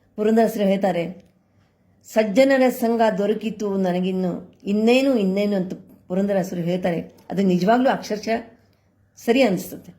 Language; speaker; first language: Kannada; non-native, local second language; Marathi